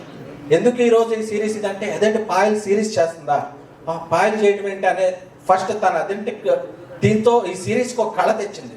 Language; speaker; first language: Telugu; native; Telugu